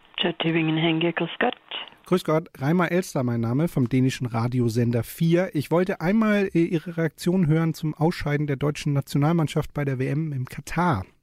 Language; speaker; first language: German; native; German